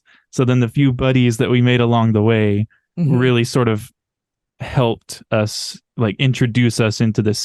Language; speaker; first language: English; native; English